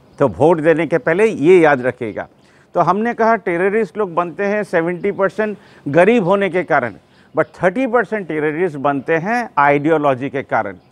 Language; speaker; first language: Hindi; non-native, local second language; Bangla